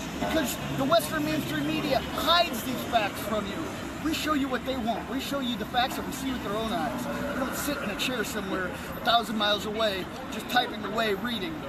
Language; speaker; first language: English; native; English